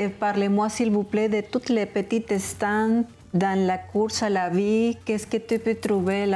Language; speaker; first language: French; non-native, learner; Spanish